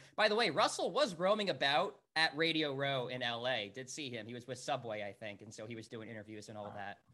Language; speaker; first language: English; native; English